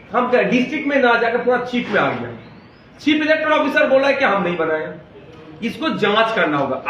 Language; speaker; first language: Hindi; non-native, local second language; Bangla